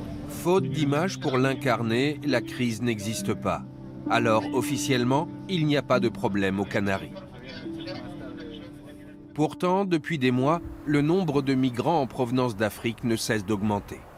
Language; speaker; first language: French; native; French